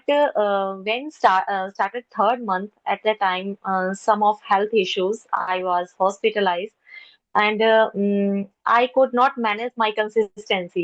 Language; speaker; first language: English; non-native, learner; Hindi